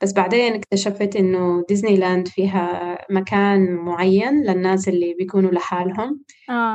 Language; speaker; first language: Arabic; non-native, fluent; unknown